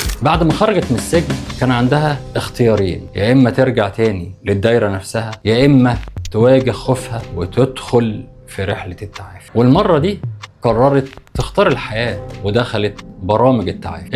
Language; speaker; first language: Arabic; native; Arabic